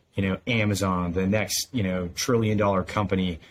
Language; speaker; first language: English; native; English